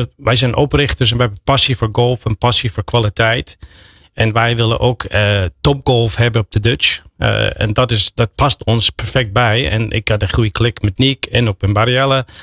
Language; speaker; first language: Dutch; non-native, fluent; English